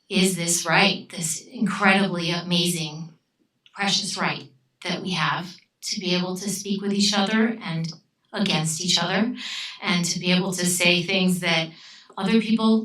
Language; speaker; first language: English; early bilingual, other home language; Romanian